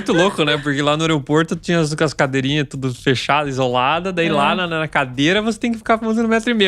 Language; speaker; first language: Portuguese; native; Portuguese